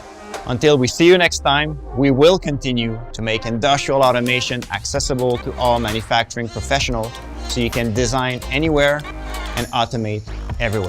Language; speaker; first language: English; non-native, local second language; French